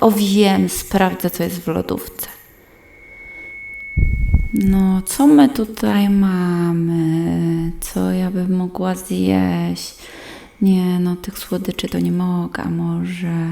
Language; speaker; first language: Polish; native; Polish